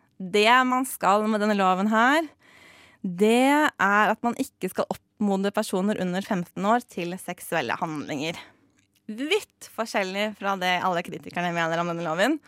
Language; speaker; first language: Norwegian; native; Norwegian